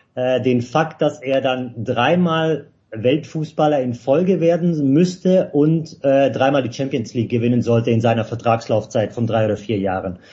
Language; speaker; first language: German; native; German